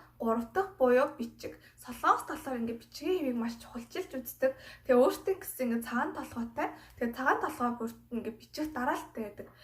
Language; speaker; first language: Mongolian; non-native, fluent; Korean